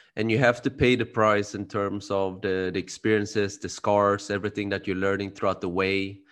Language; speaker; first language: English; early bilingual, other home language; Khmer